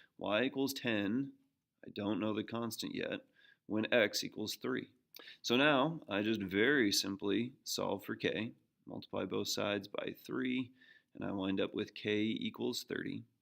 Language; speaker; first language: English; native; English